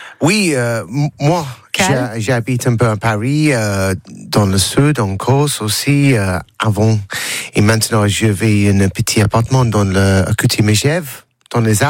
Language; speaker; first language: French; non-native, learner; English